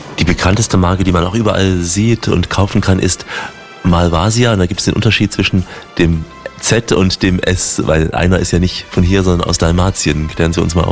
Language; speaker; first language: German; native; German